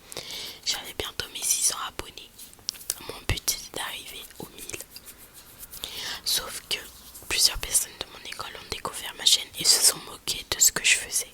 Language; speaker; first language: French; native; French